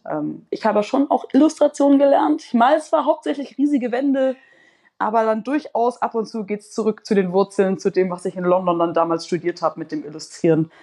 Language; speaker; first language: German; native; German